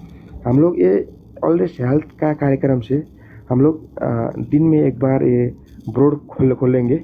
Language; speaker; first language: Hindi; non-native, learner; Nepali